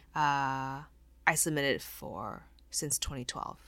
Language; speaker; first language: English; non-native, fluent; Chinese